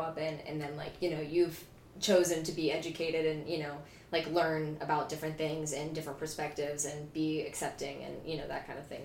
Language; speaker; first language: English; native; English